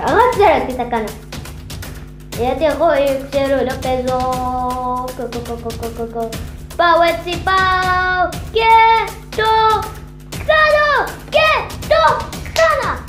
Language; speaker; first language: Greek; non-native, learner; Arabic